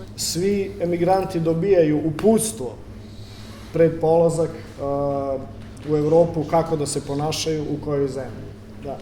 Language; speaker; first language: Serbian; native; Serbian